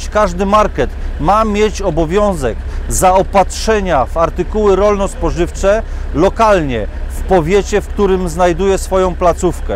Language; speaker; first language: Polish; native; Polish